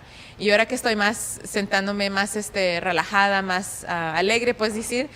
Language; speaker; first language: Spanish; early bilingual, heritage; Spanish